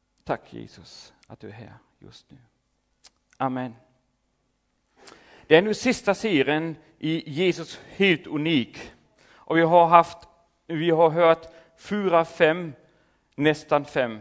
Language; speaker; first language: Swedish; non-native, fluent; German